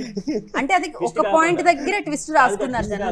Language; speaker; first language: Telugu; native; Telugu